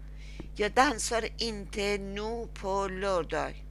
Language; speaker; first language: Swedish; non-native, learner; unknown